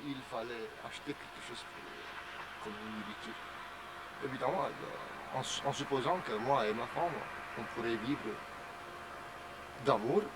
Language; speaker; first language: French; non-native, fluent; Romanian